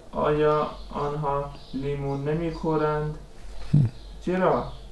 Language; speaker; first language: Persian; non-native, learner; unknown